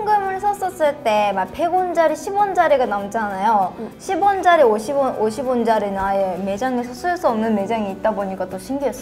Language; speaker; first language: Korean; non-native, fluent; Japanese